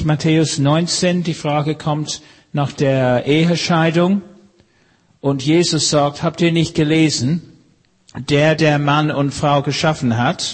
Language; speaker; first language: German; non-native, fluent; English